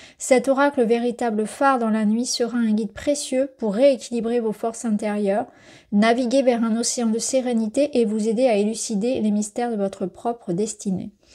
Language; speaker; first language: French; native; French